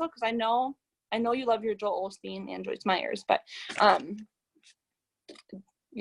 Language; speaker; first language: English; native; English